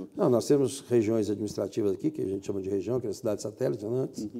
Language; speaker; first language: Portuguese; native; Portuguese